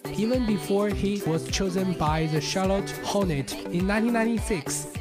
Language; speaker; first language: English; non-native, learner; Chinese